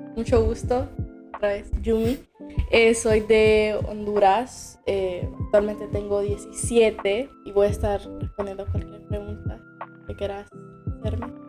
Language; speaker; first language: Spanish; native; Spanish